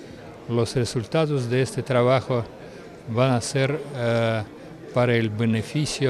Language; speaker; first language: Spanish; non-native, fluent; Russian